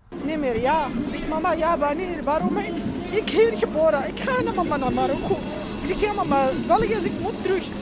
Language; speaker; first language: Dutch; non-native, learner; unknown